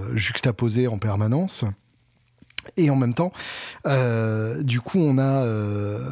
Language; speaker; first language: French; native; French